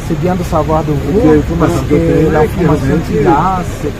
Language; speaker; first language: French; non-native, fluent; Portuguese